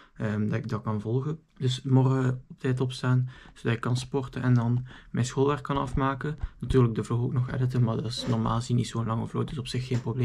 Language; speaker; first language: Dutch; native; Dutch